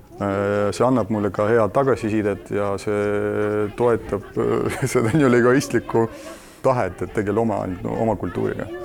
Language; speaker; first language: Estonian; non-native, local second language; Russian